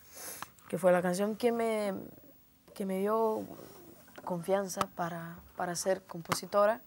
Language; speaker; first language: Spanish; non-native, fluent; Portuguese